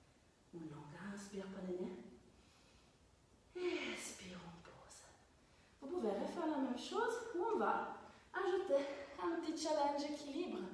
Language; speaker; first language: French; non-native, fluent; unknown